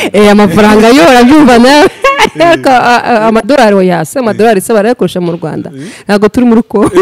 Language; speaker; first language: Kinyarwanda; early bilingual, heritage; Kinyarwanda